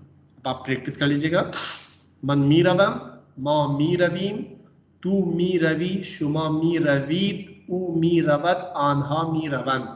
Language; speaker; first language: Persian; non-native, fluent; Urdu